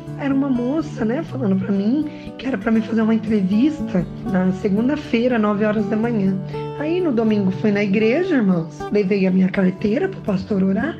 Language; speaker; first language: Portuguese; native; Portuguese